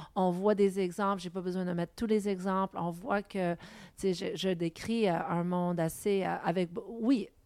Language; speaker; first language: French; non-native, local second language; English